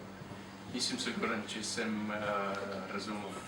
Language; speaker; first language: Slovenian; non-native, fluent; English